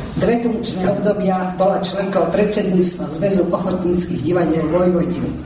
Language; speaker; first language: Slovak; early bilingual, heritage; Slovak